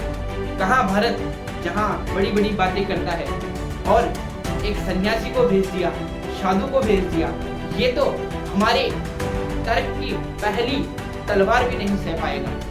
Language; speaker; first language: Hindi; native; Hindi